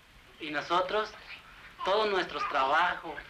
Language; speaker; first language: Spanish; non-native, local second language; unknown